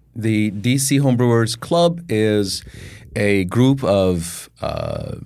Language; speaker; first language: English; non-native, fluent; Arabic